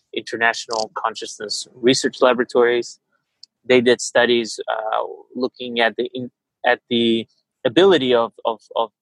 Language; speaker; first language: English; early bilingual, other home language; Portuguese